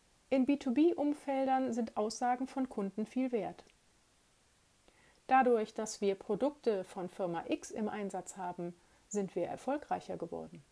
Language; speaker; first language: German; native; German